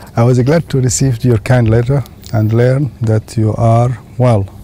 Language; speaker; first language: English; non-native, learner; Arabic